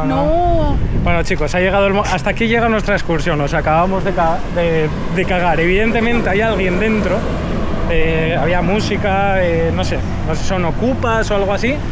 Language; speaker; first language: Spanish; native; Spanish